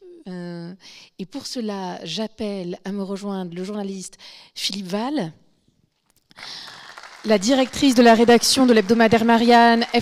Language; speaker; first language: French; native; French